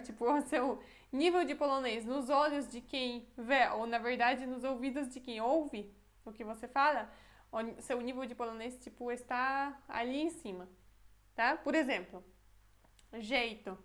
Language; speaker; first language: Portuguese; non-native, fluent; Polish